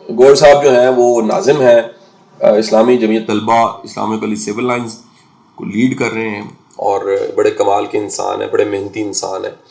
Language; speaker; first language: Urdu; non-native, local second language; Punjabi